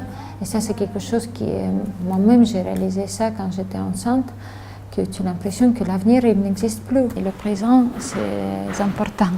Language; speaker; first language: French; non-native, fluent; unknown